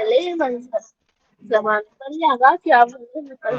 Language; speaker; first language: Persian; non-native, learner; Urdu